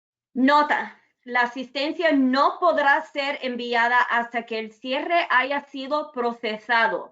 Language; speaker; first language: Spanish; early bilingual, other home language; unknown